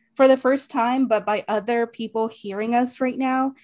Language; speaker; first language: English; native; English